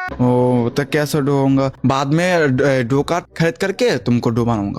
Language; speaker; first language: Hindi; non-native, learner; Bangla